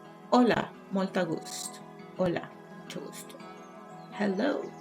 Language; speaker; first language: Spanish; non-native, learner; English